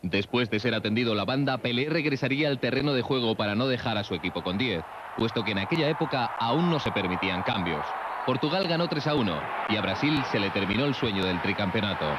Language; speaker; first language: Spanish; native; Spanish